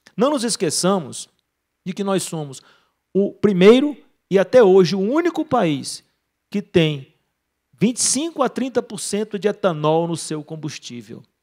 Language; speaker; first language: Portuguese; native; Portuguese